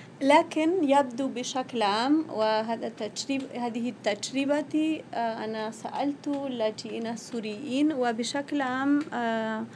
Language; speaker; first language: Arabic; non-native, fluent; Spanish